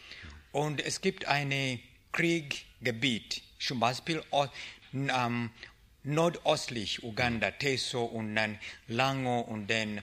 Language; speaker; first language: German; non-native, learner; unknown